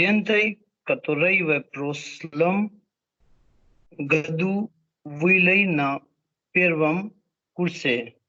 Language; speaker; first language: Russian; non-native, learner; Hindi